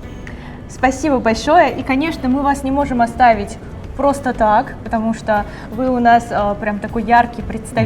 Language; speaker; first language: Russian; native; Russian